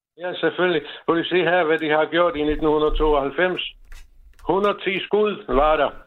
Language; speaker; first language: Danish; non-native, fluent; Czech